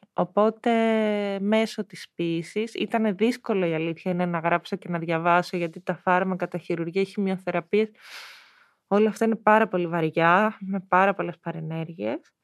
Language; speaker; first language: Greek; early bilingual, heritage; Greek